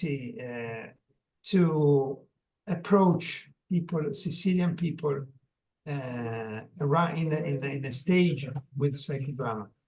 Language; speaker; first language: English; non-native, learner; Italian